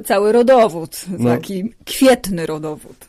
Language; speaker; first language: Polish; native; Polish